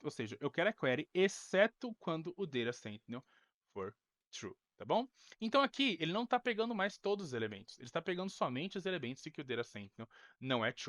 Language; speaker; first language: Portuguese; native; Portuguese